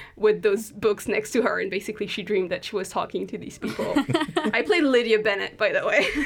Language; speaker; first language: English; non-native, fluent; French